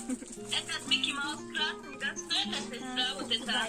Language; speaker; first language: Russian; non-native, learner; Tajik